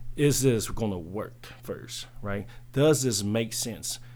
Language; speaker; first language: English; early bilingual, other home language; Chinese